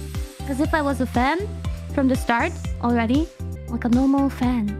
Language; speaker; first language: English; non-native, fluent; German